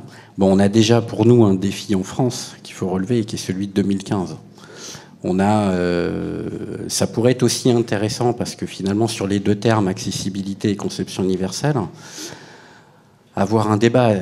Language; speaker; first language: French; native; French